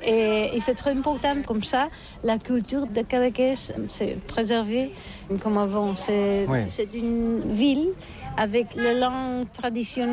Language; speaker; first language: French; non-native, learner; Catalan